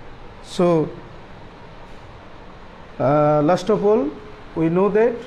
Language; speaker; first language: English; non-native, local second language; Bangla